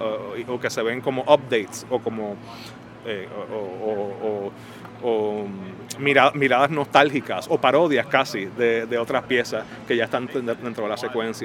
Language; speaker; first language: Spanish; early bilingual, heritage; Spanish